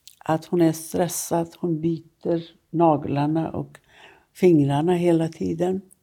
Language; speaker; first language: Swedish; non-native, fluent; Persian